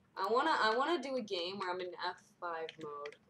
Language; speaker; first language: English; native; English